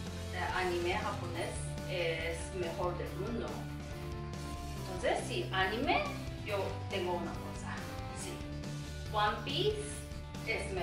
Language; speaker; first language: Spanish; non-native, learner; Japanese